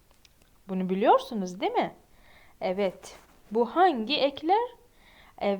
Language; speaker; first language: Turkish; non-native, fluent; Uzbek